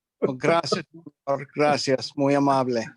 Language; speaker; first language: Spanish; non-native, learner; English